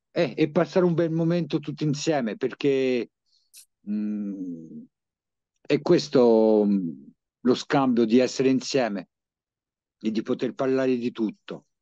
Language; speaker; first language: Italian; early bilingual, heritage; French